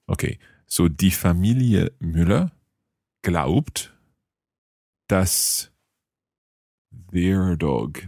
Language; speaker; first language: German; non-native, learner; English